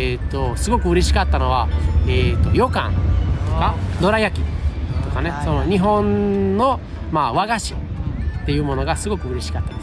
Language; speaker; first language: Japanese; non-native, fluent; Italian